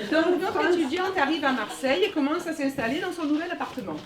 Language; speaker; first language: French; native; French